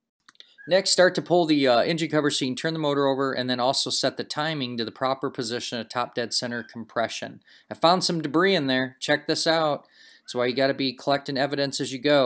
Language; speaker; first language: English; native; English